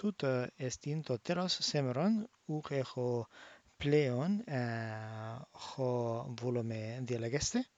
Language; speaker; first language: Greek; non-native, fluent; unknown